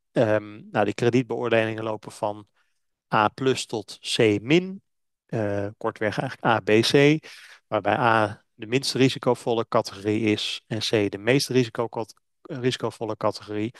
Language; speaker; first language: Dutch; native; Dutch